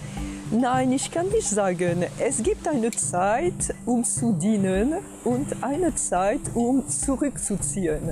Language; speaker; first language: German; non-native, fluent; French